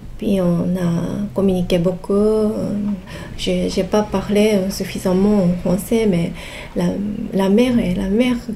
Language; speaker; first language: French; non-native, learner; Japanese